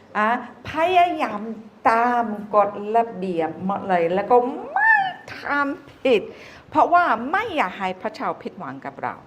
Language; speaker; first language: Thai; non-native, fluent; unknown